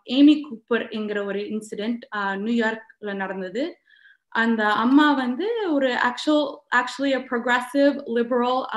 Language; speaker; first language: Tamil; early bilingual, heritage; Tamil